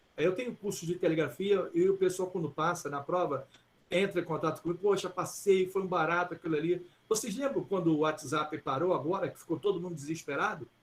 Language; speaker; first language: Portuguese; early bilingual, other home language; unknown